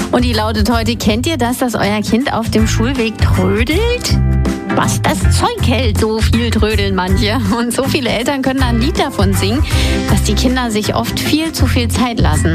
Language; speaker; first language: German; native; German